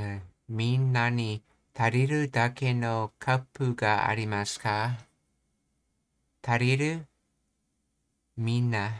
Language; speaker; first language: Japanese; non-native, learner; English